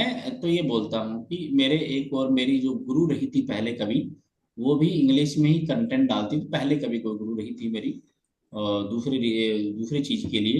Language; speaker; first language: Hindi; native; Hindi